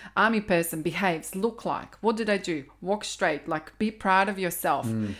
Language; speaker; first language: English; non-native, fluent; Croatian